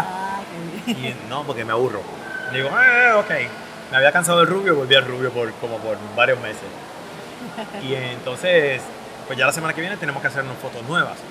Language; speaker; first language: Spanish; native; Spanish